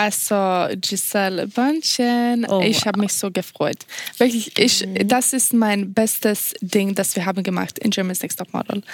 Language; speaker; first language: German; non-native, fluent; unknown